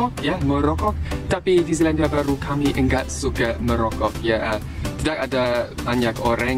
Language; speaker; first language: Indonesian; non-native, learner; English